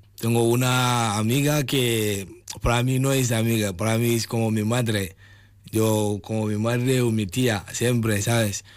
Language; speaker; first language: Spanish; non-native, learner; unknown